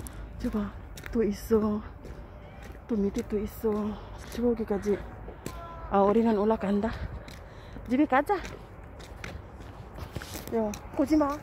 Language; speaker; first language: Korean; non-native, learner; Filipino